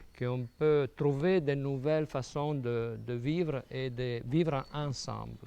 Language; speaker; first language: French; non-native, fluent; Italian